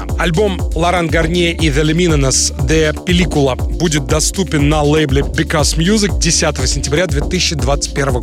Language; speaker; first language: Russian; native; Russian